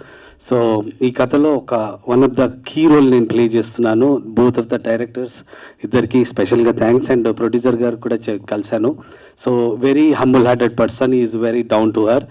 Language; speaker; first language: Telugu; native; Telugu